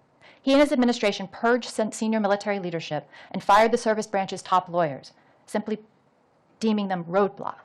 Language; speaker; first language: English; native; English